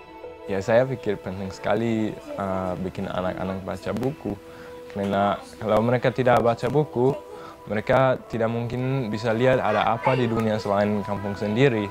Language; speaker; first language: Indonesian; non-native, fluent; German